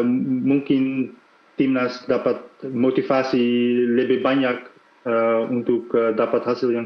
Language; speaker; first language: Indonesian; non-native, fluent; Dutch